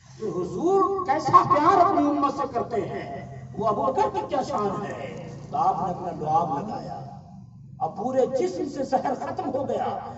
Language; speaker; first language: Urdu; native; Urdu